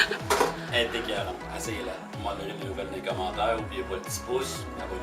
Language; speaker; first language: French; native; French